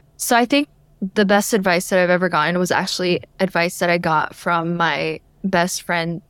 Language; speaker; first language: English; native; English